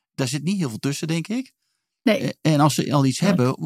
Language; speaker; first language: Dutch; native; Dutch